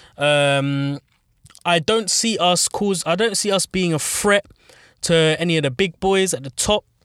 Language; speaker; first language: English; native; English